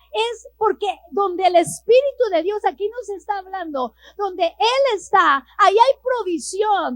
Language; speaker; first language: Spanish; native; Spanish